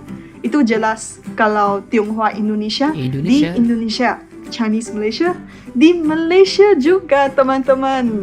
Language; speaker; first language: Indonesian; non-native, fluent; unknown